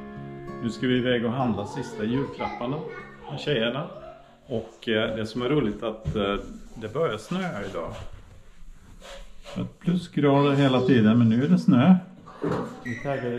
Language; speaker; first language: Swedish; native; Swedish